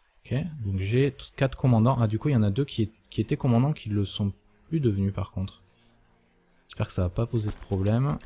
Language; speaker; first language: French; native; French